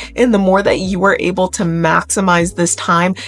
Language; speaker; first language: English; native; English